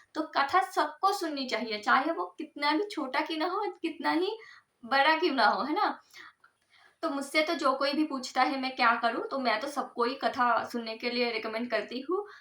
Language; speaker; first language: Hindi; non-native, local second language; Bangla